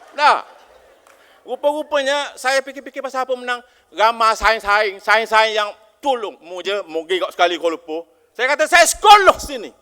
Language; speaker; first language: Malay; native; Malay